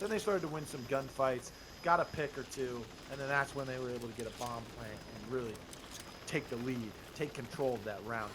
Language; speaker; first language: English; native; English